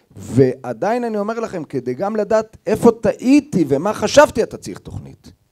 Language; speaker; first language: Hebrew; native; Hebrew